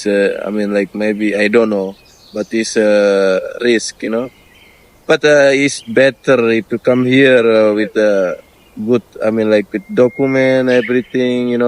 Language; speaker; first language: English; non-native, learner; Indonesian